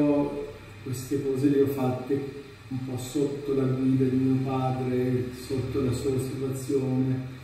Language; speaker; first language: Italian; non-native, fluent; Albanian